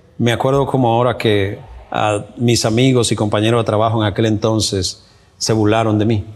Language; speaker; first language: Spanish; native; Spanish